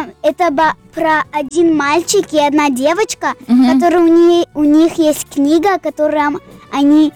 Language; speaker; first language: Russian; early bilingual, heritage; Russian